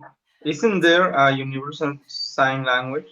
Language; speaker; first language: English; non-native, learner; Spanish